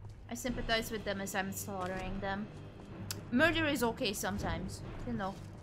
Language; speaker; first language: English; non-native, fluent; Hungarian